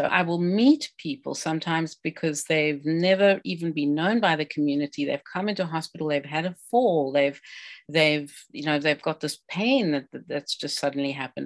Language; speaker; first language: English; native; English